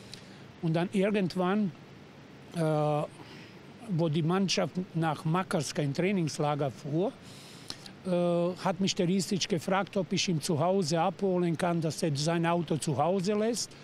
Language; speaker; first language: German; non-native, fluent; Serbian